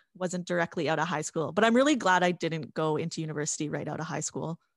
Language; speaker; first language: English; native; English